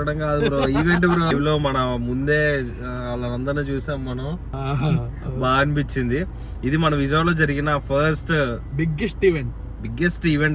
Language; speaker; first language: Telugu; native; Telugu